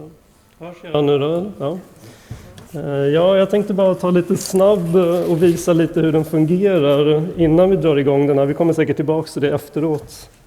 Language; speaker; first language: Swedish; native; Swedish